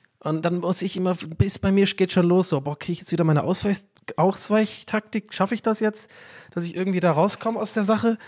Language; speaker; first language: German; native; German